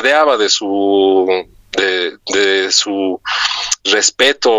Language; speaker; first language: Spanish; native; Spanish